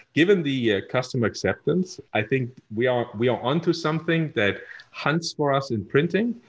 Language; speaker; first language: English; non-native, fluent; German